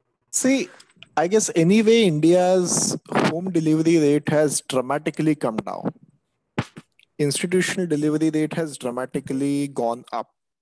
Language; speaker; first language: English; non-native, local second language; Marathi